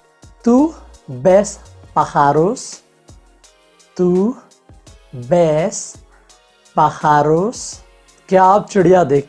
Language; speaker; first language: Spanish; non-native, fluent; Hindi